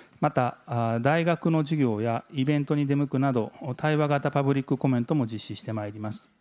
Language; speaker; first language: Japanese; native; Japanese